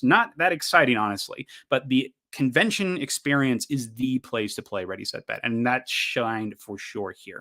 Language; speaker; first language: English; native; English